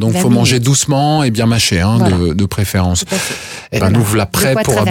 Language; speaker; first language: French; native; French